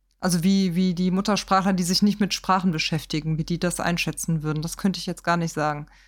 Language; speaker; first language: German; native; German